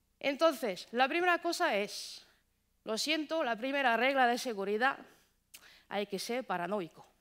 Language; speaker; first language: Spanish; non-native, fluent; French